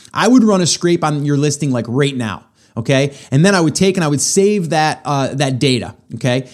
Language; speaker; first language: English; native; English